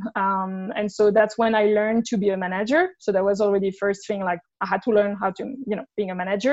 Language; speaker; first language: English; non-native, fluent; French